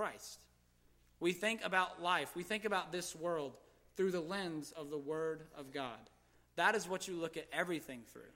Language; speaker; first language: English; native; English